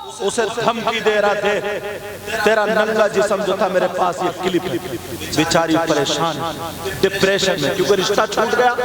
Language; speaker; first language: Urdu; native; Urdu